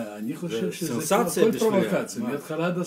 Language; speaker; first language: Hebrew; non-native, learner; Russian